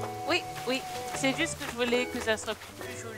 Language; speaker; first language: French; non-native, fluent; English